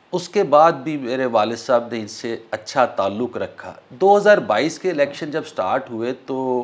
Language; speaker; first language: Urdu; non-native, local second language; Punjabi